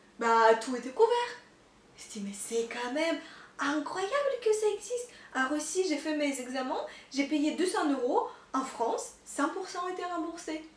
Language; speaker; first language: French; non-native, fluent; Russian